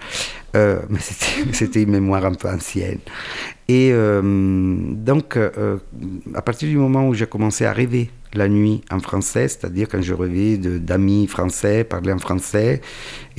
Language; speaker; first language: French; non-native, fluent; Italian